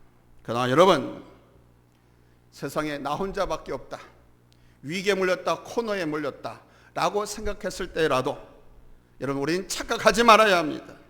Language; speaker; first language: Korean; native; Korean